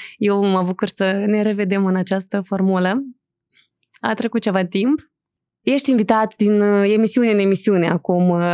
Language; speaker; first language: Romanian; native; Romanian